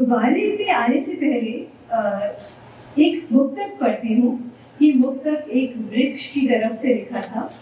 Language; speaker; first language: Hindi; native; Hindi